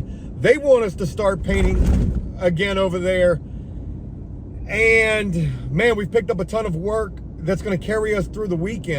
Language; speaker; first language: English; native; English